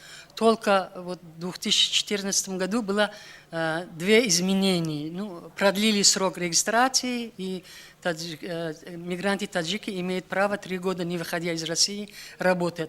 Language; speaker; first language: Russian; non-native, local second language; Tajik